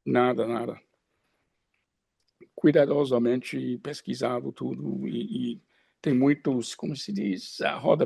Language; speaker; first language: Portuguese; non-native, fluent; English